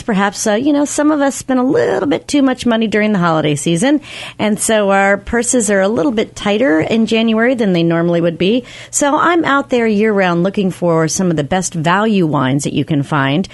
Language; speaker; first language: English; native; English